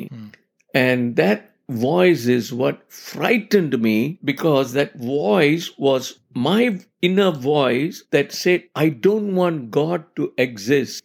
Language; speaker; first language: English; non-native, local second language; Tamil